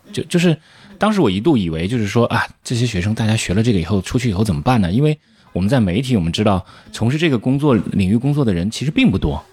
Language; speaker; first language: Chinese; native; Chinese